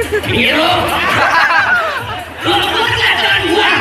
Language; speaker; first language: Indonesian; native; Indonesian